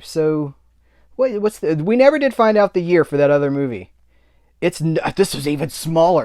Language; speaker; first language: English; native; English